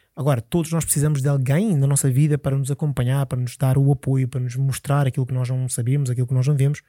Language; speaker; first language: Portuguese; early bilingual, other home language; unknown